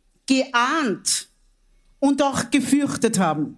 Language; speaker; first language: German; early bilingual, other home language; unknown